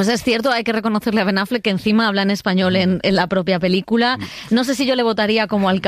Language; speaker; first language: Spanish; native; Spanish